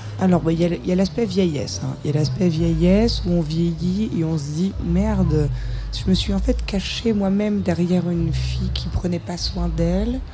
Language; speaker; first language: French; native; French